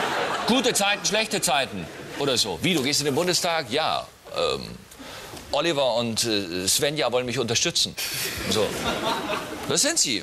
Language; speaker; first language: German; native; German